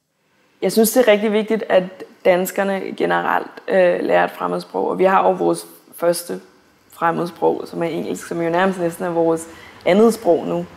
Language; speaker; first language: Danish; native; Danish